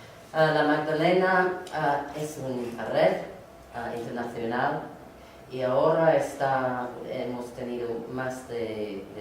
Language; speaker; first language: Spanish; non-native, learner; English